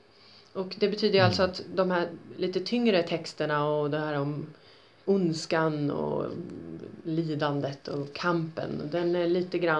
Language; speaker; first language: Swedish; native; Swedish